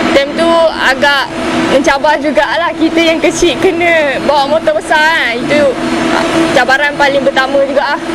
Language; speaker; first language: Malay; native; Malay